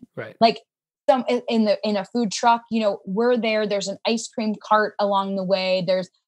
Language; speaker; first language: English; native; English